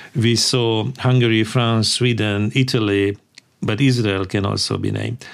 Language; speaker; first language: English; non-native, fluent; Hungarian